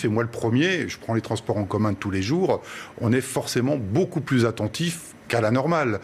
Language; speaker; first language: French; native; French